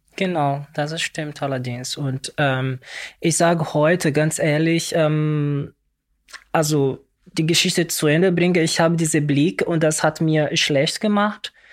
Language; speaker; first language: German; non-native, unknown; Portuguese